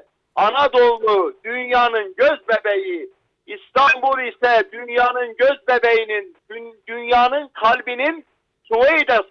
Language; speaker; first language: Turkish; native; Turkish